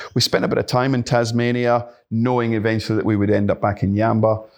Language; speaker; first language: English; native; English